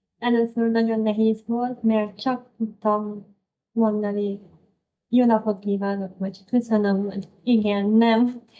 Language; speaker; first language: Hungarian; non-native, learner; Persian